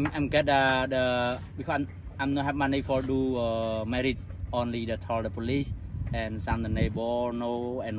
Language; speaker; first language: English; non-native, learner; Khmer